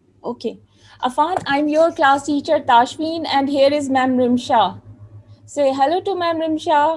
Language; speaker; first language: English; non-native, local second language; Urdu